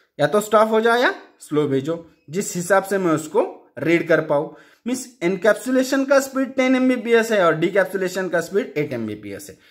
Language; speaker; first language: Hindi; non-native, local second language; Marathi